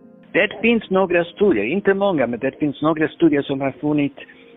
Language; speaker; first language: Swedish; non-native, fluent; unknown